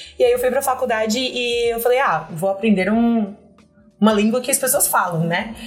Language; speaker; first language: Portuguese; non-native, fluent; English